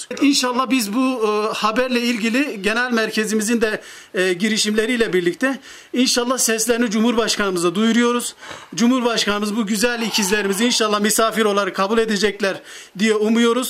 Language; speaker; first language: Turkish; native; Turkish